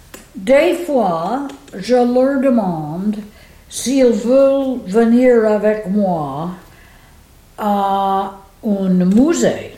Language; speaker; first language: French; non-native, fluent; English